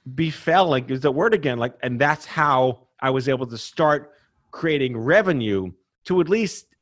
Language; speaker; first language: English; native; English